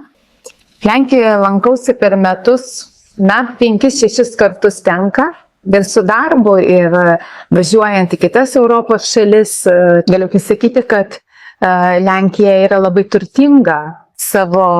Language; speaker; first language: Lithuanian; non-native, local second language; Polish